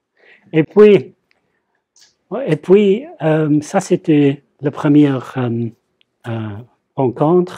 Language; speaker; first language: French; non-native, fluent; English